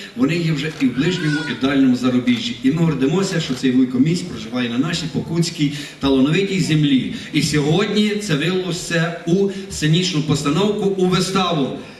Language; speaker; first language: Ukrainian; native; Ukrainian